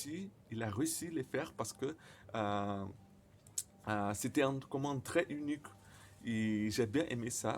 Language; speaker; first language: French; non-native, learner; Portuguese